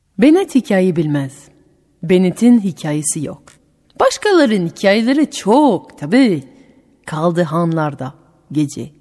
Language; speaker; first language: Turkish; non-native, fluent; French